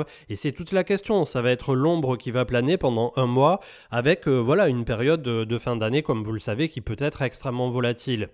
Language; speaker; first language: French; native; French